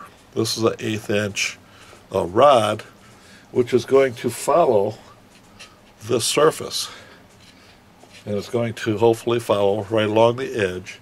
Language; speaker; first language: English; native; English